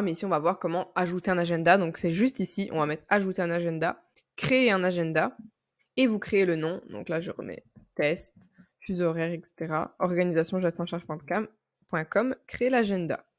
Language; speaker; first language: French; native; French